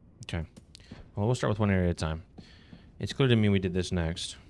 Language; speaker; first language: English; native; English